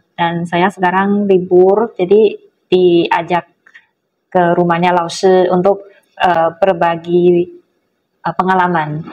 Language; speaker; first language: Indonesian; non-native, fluent; Chinese